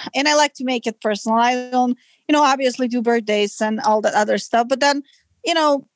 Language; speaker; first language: English; non-native, fluent; Serbian